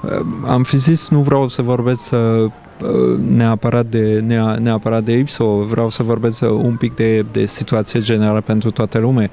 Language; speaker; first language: Romanian; non-native, fluent; French